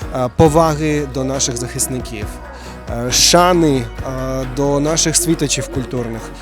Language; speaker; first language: Ukrainian; native; Ukrainian